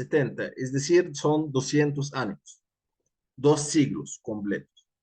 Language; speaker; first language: Spanish; non-native, fluent; Arabic